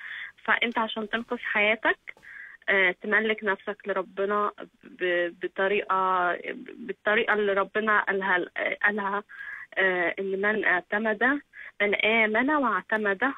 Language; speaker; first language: Arabic; native; Arabic